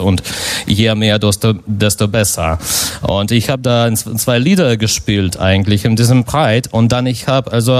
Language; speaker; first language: German; non-native, fluent; Russian